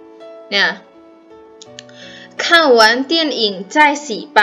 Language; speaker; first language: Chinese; non-native, fluent; Indonesian